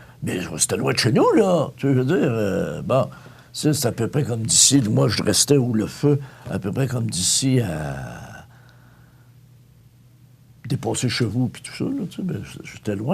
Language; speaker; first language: French; native; French